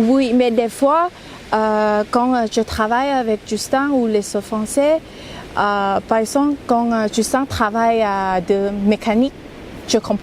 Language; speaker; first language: French; non-native, learner; Thai